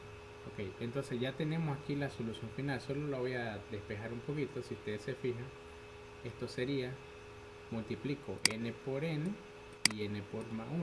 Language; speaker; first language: Spanish; native; Spanish